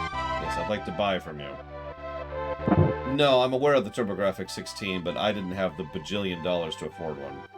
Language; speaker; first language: English; native; English